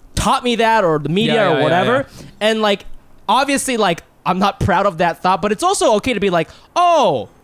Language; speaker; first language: English; early bilingual, other home language; Japanese